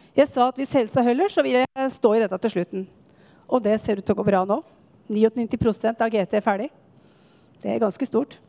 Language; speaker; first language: Norwegian; native; Norwegian